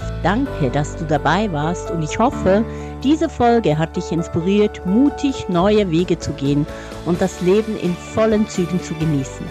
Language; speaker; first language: German; native; German